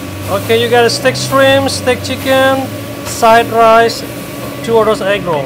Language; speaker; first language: English; non-native, fluent; Indonesian